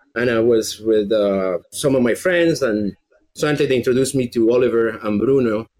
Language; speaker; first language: English; non-native, fluent; Spanish